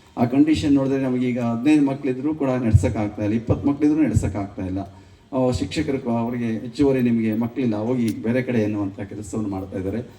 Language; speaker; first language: Kannada; native; Kannada